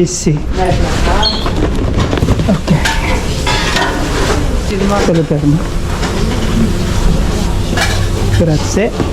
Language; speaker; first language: Italian; non-native, learner; Filipino